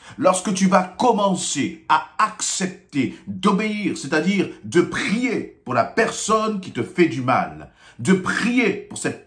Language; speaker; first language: French; native; French